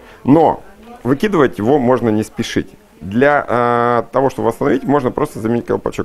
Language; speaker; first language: Russian; native; Russian